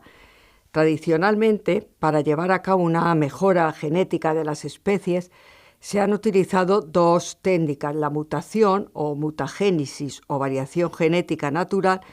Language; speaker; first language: Spanish; native; Spanish